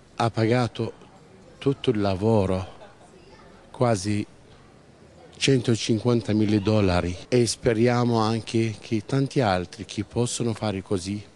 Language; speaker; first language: Italian; non-native, fluent; Arabic